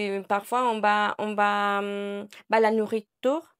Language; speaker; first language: French; non-native, learner; Spanish